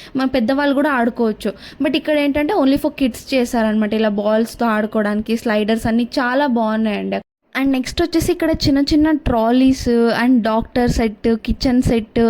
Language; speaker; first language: Telugu; non-native, local second language; Kannada